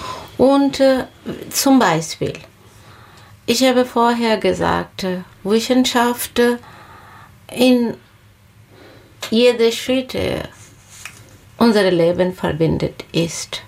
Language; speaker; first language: German; non-native, learner; Bangla